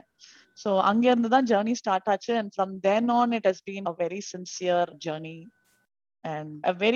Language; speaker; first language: English; non-native, local second language; Tamil